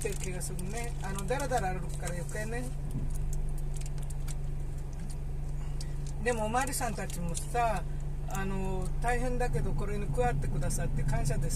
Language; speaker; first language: Japanese; native; Japanese